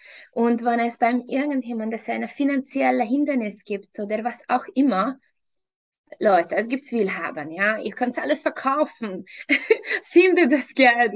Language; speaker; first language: German; non-native, fluent; Hungarian